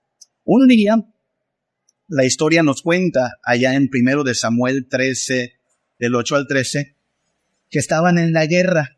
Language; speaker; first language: Spanish; native; Spanish